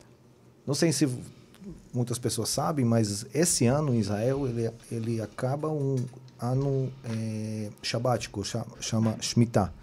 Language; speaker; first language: Portuguese; non-native, fluent; Hebrew